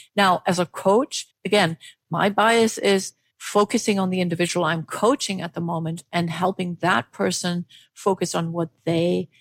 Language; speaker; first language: English; non-native, fluent; German